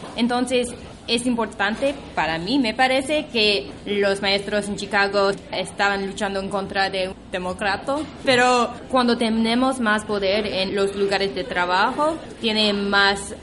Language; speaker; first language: Spanish; non-native, fluent; English